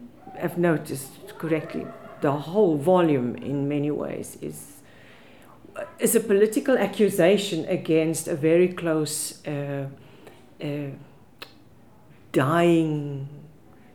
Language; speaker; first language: English; non-native, local second language; Afrikaans